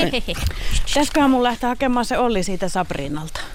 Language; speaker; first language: Finnish; native; Finnish